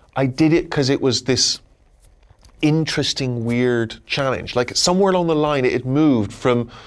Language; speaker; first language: English; native; English